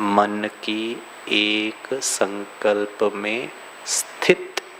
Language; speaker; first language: Hindi; non-native, local second language; Malayalam